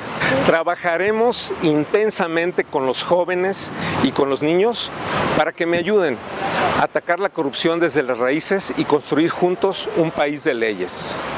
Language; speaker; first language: Spanish; native; Spanish